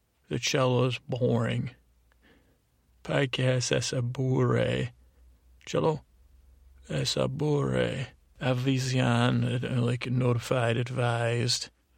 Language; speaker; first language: English; native; English